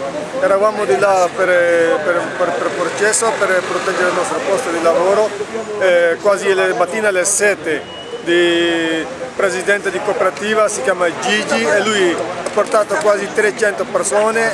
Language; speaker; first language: Italian; non-native, learner; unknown